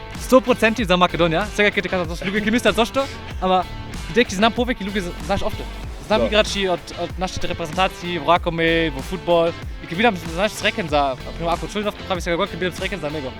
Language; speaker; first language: Macedonian; non-native, learner; German